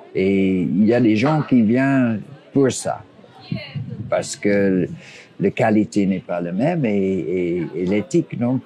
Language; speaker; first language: French; non-native, fluent; English